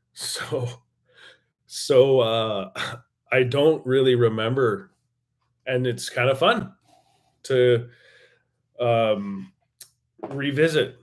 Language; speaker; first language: English; native; English